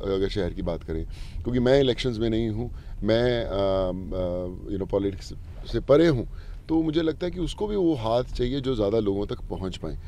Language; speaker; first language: Hindi; native; Hindi